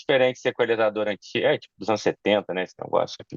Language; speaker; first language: Portuguese; native; Portuguese